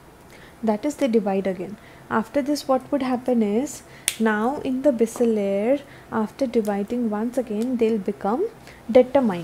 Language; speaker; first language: English; non-native, local second language; Hindi